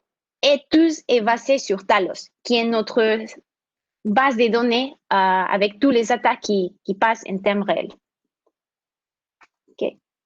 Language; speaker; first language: French; non-native, fluent; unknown